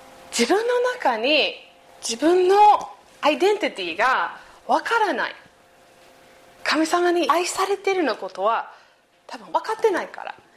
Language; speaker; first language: Japanese; native; Japanese